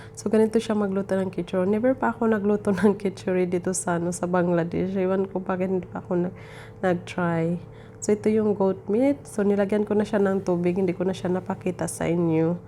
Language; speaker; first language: Filipino; native; Filipino